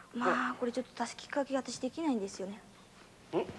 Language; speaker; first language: Japanese; native; Japanese